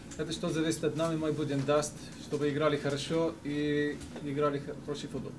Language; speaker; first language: Russian; non-native, learner; Ukrainian